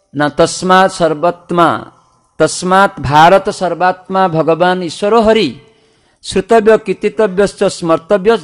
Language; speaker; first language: Bangla; non-native, fluent; Odia